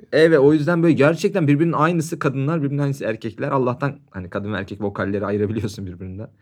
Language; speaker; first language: Turkish; native; Turkish